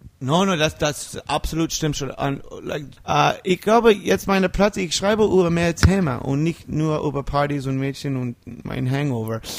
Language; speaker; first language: German; non-native, learner; English